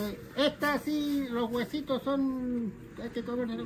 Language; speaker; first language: Spanish; native; Spanish